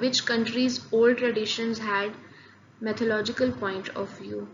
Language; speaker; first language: English; non-native, local second language; Urdu